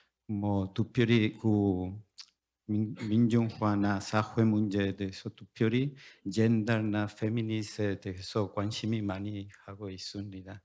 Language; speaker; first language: Korean; non-native, learner; Spanish